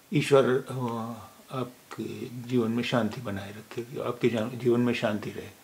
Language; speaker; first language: Hindi; native; Hindi